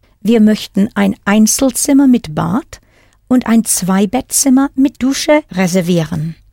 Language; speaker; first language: German; non-native, fluent; English